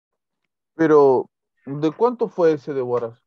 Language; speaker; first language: Spanish; native; Spanish